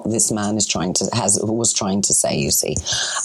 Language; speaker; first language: English; non-native, fluent; Greek